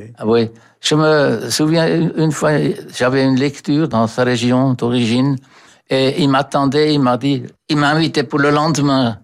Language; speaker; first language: French; non-native, fluent; German